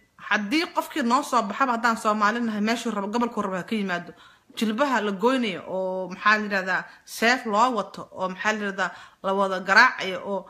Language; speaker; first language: Somali; native; Somali